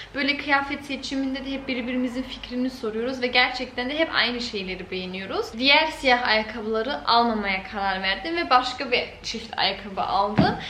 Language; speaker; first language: Turkish; early bilingual, heritage; Turkish